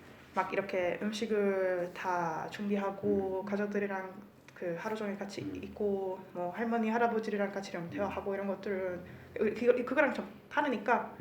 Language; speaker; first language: Korean; non-native, fluent; Hungarian